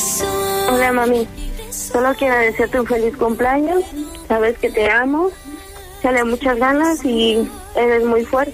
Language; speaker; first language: Spanish; native; Spanish